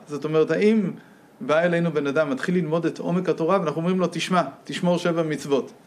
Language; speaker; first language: Hebrew; non-native, fluent; English